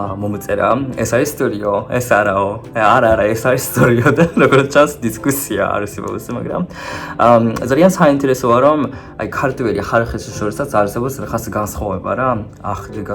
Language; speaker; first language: Georgian; non-native, fluent; Japanese